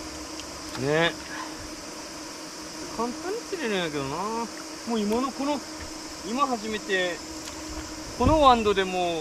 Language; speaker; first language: Japanese; native; Japanese